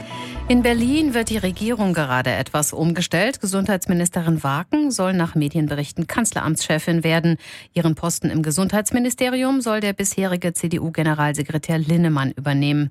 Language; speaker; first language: German; native; German